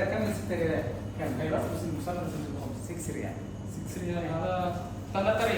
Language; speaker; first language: Arabic; non-native, learner; Malayalam